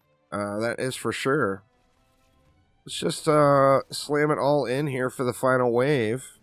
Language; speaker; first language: English; native; English